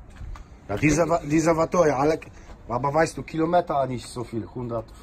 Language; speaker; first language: German; non-native, learner; Polish